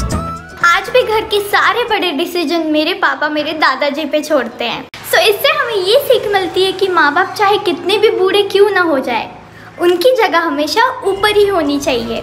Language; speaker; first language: Hindi; native; Hindi